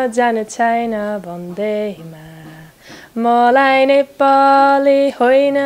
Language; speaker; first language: Nepali; non-native, fluent; Dutch